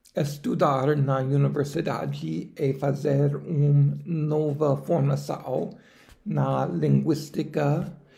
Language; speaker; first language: Portuguese; non-native, learner; English